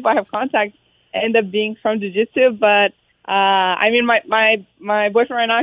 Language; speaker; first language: English; native; English